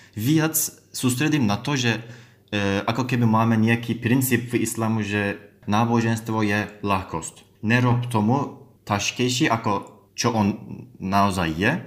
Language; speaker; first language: Slovak; non-native, learner; Turkish